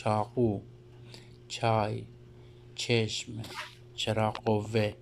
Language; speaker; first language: Persian; non-native, fluent; Urdu